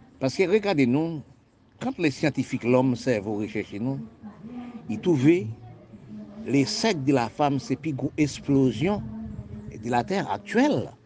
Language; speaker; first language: French; non-native, local second language; Haitian Creole